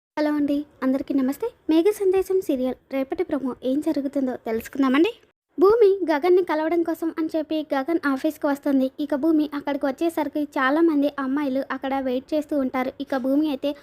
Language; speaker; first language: Telugu; native; Telugu